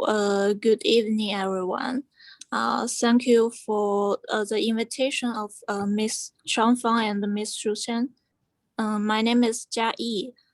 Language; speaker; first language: English; non-native, fluent; Chinese